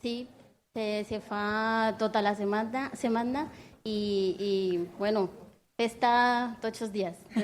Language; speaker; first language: Catalan; non-native, learner; Spanish